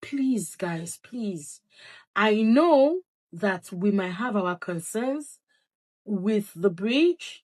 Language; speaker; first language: English; non-native, local second language; Yoruba